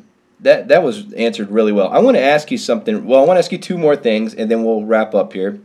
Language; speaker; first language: English; native; English